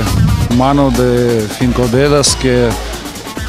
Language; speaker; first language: Spanish; non-native, learner; Russian